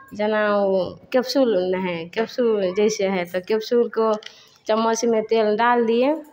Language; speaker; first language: Hindi; native; Hindi